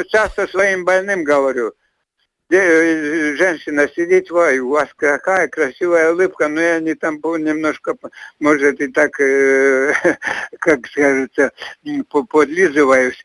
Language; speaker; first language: Russian; non-native, fluent; Latvian